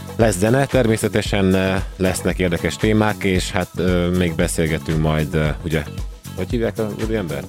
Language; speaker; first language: Hungarian; native; Hungarian